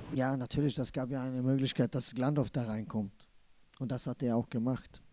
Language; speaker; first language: German; non-native, fluent; Swedish